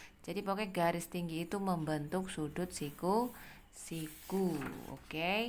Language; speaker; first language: Indonesian; native; Indonesian